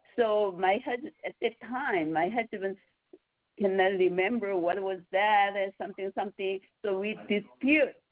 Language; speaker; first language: English; non-native, learner; Korean